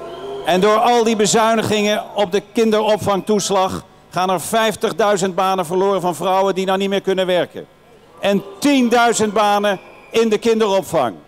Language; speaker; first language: Dutch; native; Dutch